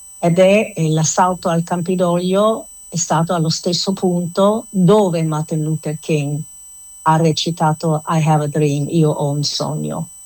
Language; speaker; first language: Italian; non-native, fluent; English